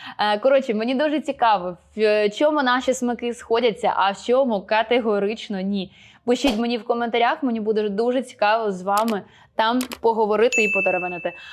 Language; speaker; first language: Ukrainian; non-native, local second language; Russian